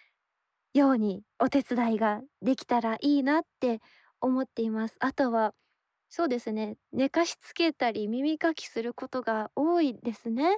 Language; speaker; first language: Japanese; native; Japanese